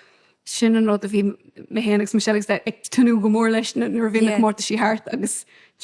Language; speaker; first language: Irish; non-native, local second language; English